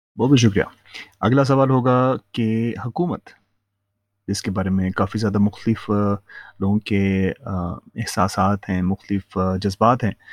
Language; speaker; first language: Urdu; native; Urdu